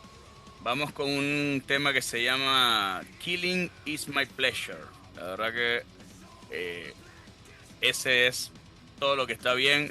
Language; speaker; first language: Spanish; native; Spanish